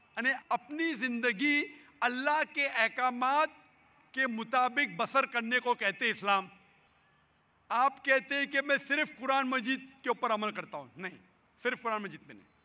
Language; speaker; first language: Hindi; non-native, local second language; Konkani